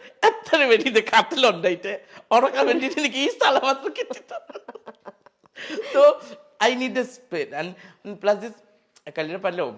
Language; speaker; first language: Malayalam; non-native, fluent; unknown